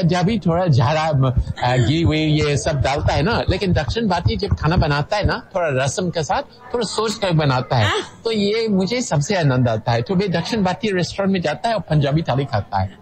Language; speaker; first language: Hindi; non-native, fluent; English